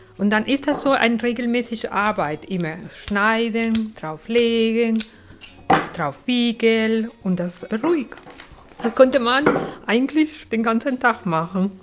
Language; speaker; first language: German; non-native, fluent; Spanish